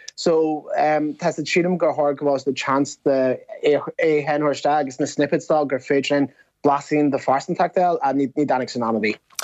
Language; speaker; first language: Irish; native; Irish